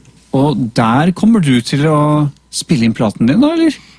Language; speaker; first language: Norwegian; native; Norwegian